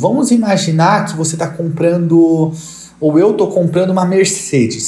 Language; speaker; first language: Portuguese; native; Portuguese